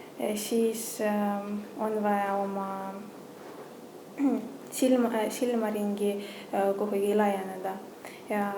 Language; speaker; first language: Estonian; non-native, local second language; Russian